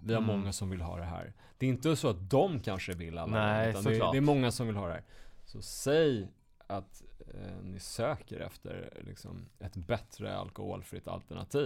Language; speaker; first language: Swedish; native; Swedish